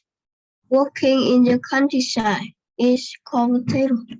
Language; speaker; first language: English; non-native, learner; Vietnamese